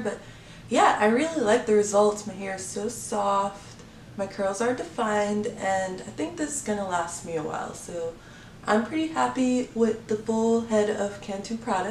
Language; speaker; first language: English; native; English